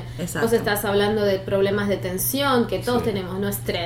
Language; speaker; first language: Spanish; native; Spanish